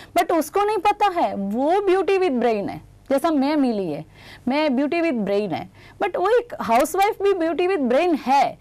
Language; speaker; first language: Hindi; non-native, local second language; Gujarati